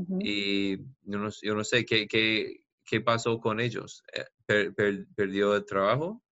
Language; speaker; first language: Spanish; non-native, fluent; English